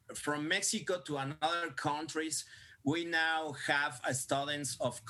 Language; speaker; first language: English; non-native, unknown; Spanish